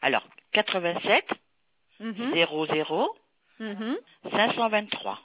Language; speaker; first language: French; native; French